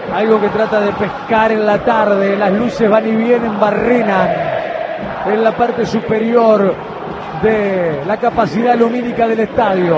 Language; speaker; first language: Spanish; native; Spanish